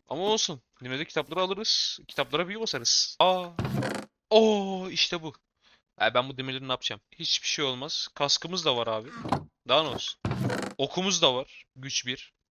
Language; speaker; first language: Turkish; native; Turkish